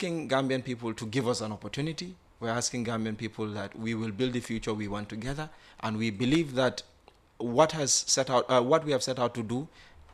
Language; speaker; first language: English; non-native, local second language; Wolof